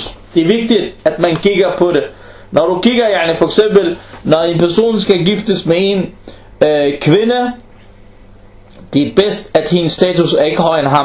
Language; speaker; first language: Danish; non-native, fluent; Arabic